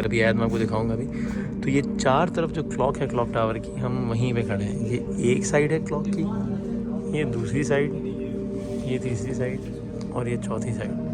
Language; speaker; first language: Urdu; native; Urdu